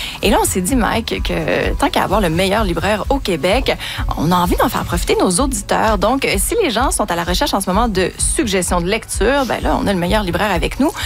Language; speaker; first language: French; native; French